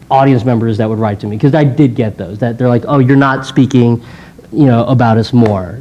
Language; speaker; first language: English; native; English